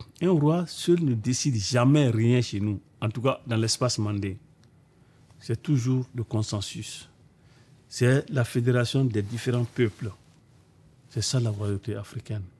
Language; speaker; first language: French; non-native, local second language; Bambara